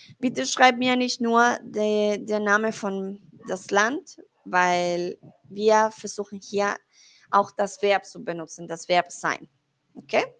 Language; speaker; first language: German; non-native, fluent; Spanish